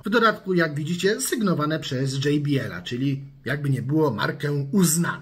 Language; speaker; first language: Polish; native; Polish